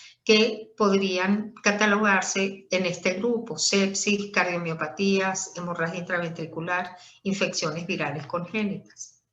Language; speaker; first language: Spanish; native; Spanish